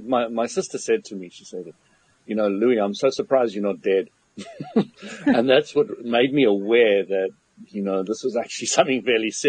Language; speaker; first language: English; native; English